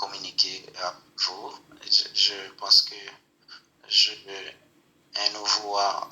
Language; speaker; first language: French; non-native, local second language; Haitian Creole